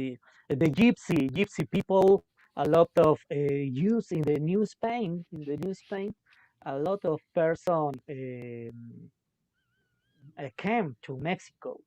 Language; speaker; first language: English; non-native, local second language; Spanish